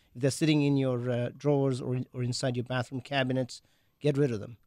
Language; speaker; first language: English; native; English